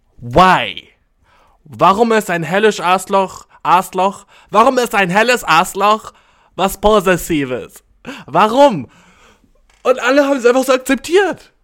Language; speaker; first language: German; early bilingual, other home language; Albanian